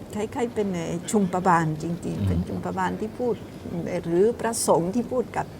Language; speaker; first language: Thai; non-native, fluent; Spanish